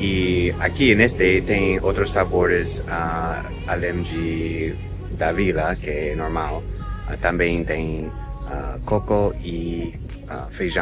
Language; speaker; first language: Portuguese; non-native, fluent; English